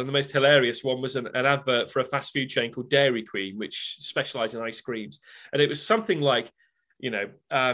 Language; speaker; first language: English; native; English